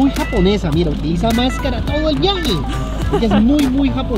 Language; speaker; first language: Spanish; native; Spanish